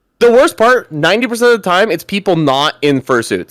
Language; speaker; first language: English; native; English